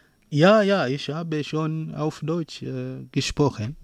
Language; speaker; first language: German; non-native, learner; Swahili